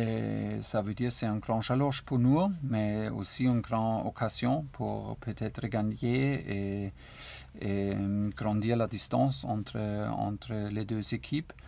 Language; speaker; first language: French; non-native, learner; German